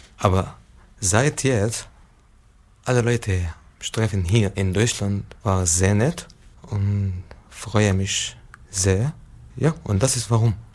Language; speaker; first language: German; non-native, learner; Arabic